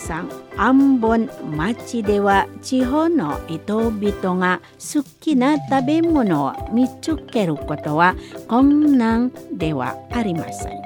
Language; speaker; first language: Japanese; non-native, learner; Indonesian